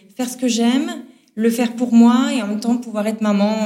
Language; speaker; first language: French; native; French